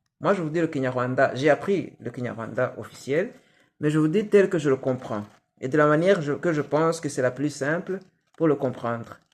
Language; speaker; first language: French; non-native, local second language; Kinyarwanda